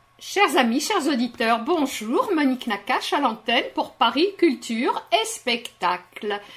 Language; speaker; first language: French; native; French